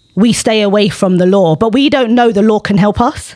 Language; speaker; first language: English; native; English